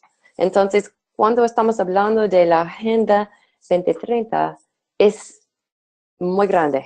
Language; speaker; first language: Spanish; non-native, fluent; English